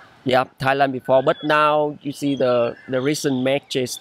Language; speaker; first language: English; non-native, learner; Vietnamese